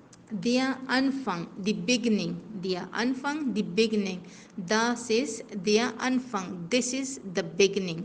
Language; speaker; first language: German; non-native, fluent; Urdu